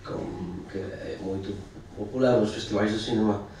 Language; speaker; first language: Portuguese; non-native, fluent; Spanish